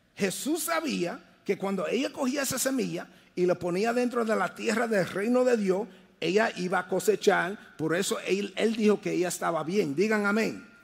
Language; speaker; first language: Spanish; early bilingual, heritage; Spanish